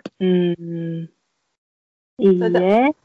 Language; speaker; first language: Japanese; non-native, learner; Chinese